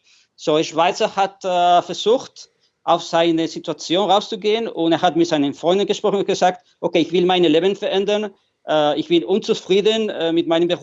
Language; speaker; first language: German; non-native, fluent; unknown